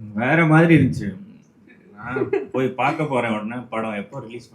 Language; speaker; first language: Tamil; non-native, local second language; Malayalam